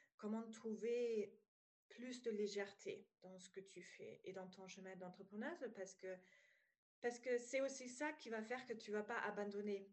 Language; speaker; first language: French; non-native, fluent; German